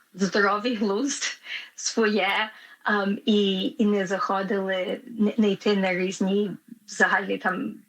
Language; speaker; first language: Ukrainian; early bilingual, heritage; Ukrainian